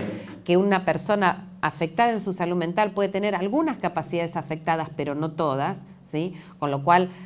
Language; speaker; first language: Spanish; native; Spanish